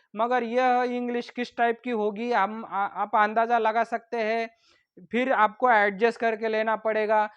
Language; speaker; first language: Hindi; non-native, local second language; Marathi